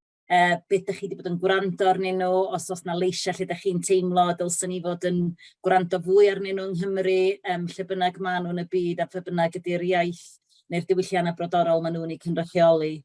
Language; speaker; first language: Welsh; native; Welsh